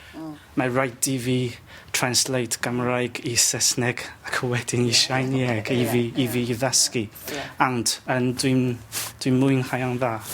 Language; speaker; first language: Welsh; non-native, learner; Chinese